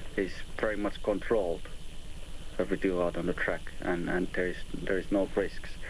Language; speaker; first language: English; non-native, fluent; Finnish